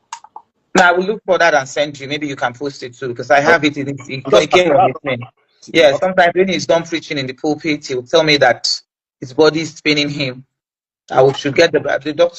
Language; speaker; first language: English; non-native, local second language; Igbo